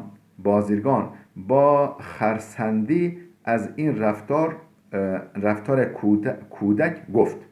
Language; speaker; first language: Persian; non-native, fluent; Turkish